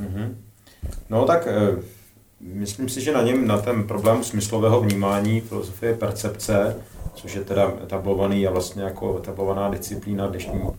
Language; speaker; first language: Czech; native; Czech